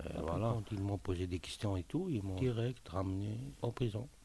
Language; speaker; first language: French; non-native, local second language; Arabic